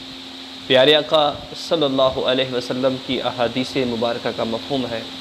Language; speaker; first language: Urdu; native; Urdu